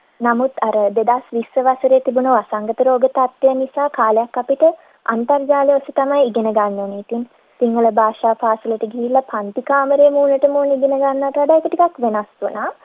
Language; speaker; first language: Sinhala; early bilingual, heritage; Sinhala